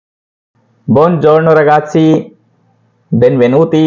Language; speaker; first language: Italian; non-native, learner; Hindi